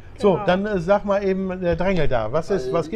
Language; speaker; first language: German; native; German